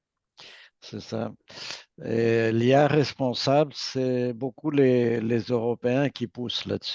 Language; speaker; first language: French; native; French